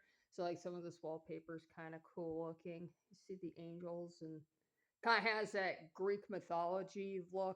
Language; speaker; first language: English; native; English